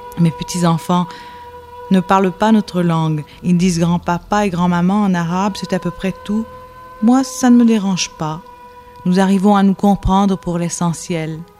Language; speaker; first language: French; non-native, local second language; Arabic